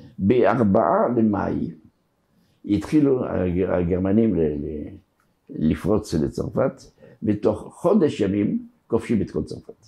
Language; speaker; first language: Hebrew; non-native, fluent; French